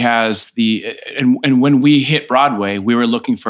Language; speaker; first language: English; native; English